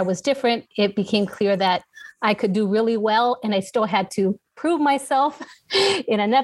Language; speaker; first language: English; native; English